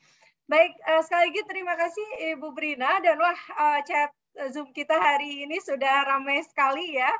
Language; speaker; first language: Indonesian; native; Indonesian